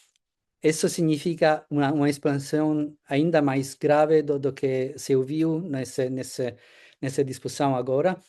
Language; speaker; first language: Portuguese; non-native, fluent; Italian